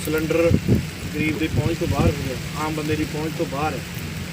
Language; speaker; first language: Hindi; non-native, local second language; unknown